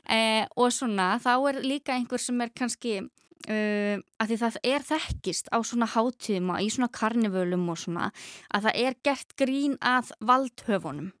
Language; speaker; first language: Icelandic; native; Icelandic